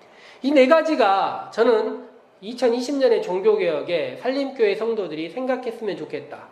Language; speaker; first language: Korean; native; Korean